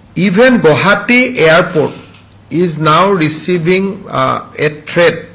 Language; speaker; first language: English; non-native, local second language; Assamese